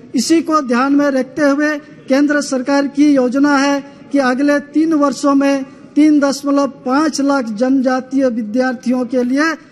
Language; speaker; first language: Hindi; native; Hindi